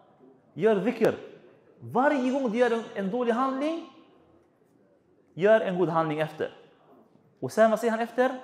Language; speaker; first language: Swedish; non-native, fluent; Arabic